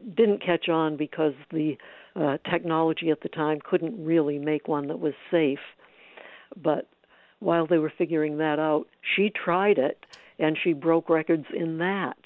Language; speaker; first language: English; native; English